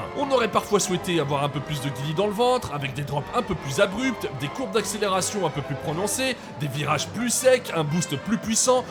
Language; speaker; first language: French; native; French